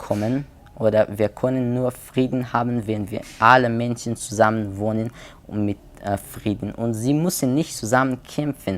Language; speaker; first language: German; non-native, learner; Persian